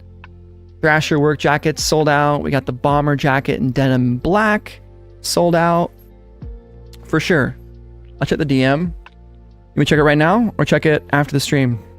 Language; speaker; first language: English; native; English